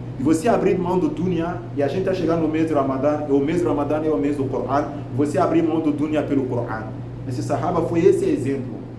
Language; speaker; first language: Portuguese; non-native, fluent; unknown